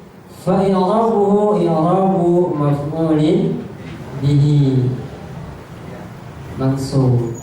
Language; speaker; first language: Arabic; non-native, fluent; Indonesian